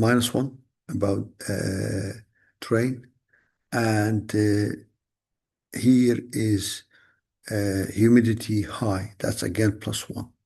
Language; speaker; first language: English; non-native, fluent; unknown